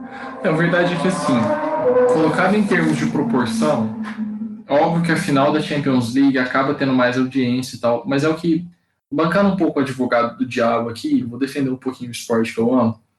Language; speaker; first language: Portuguese; native; Portuguese